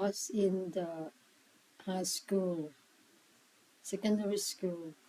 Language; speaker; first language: English; non-native, learner; Thai